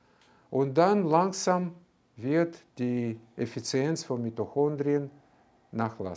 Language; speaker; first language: German; non-native, fluent; Russian